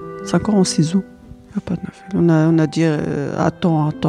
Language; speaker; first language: French; non-native, learner; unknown